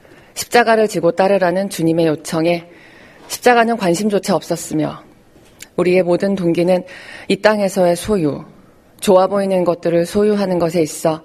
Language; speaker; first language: Korean; native; Korean